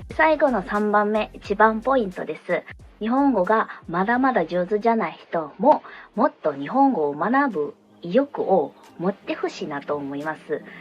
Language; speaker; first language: Japanese; non-native, fluent; Indonesian